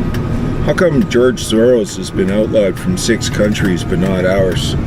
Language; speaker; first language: English; native; English